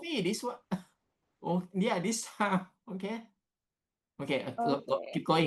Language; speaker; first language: English; non-native, learner; Thai